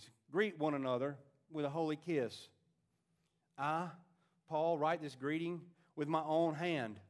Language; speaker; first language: English; native; English